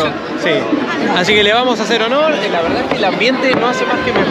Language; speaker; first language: Spanish; native; Spanish